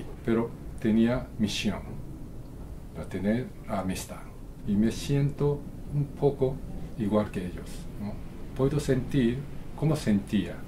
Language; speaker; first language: Spanish; non-native, fluent; Japanese